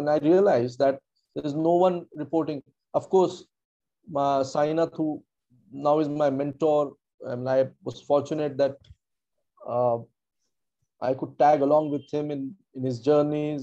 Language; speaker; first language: English; non-native, local second language; Marathi